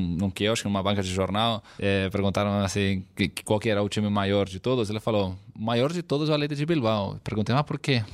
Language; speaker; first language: Portuguese; non-native, fluent; Catalan